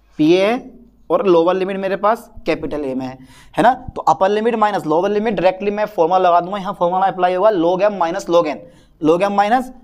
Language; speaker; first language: Hindi; native; Hindi